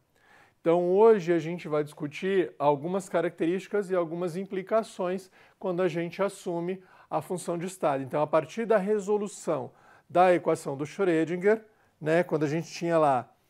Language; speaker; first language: Portuguese; native; Portuguese